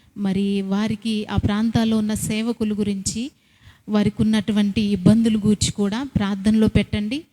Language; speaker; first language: Telugu; non-native, local second language; Koya